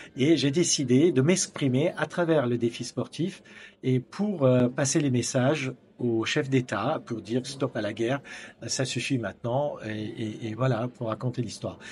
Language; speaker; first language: French; non-native, local second language; Armenian